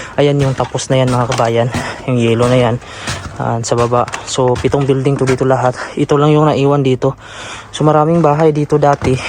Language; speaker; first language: Filipino; native; Filipino